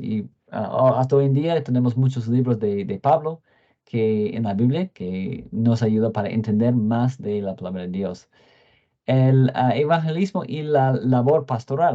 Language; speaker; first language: Spanish; non-native, fluent; English